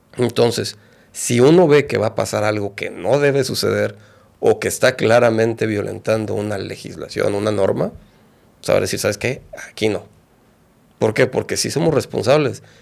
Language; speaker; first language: Spanish; native; Spanish